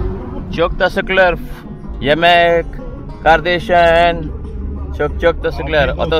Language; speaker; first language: Turkish; non-native, learner; Hindi